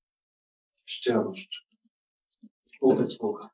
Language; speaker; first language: Polish; non-native, learner; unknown